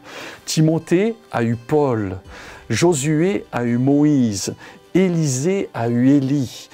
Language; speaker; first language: French; native; French